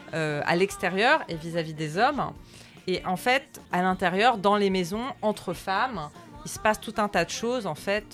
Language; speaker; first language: French; early bilingual, other home language; Arabic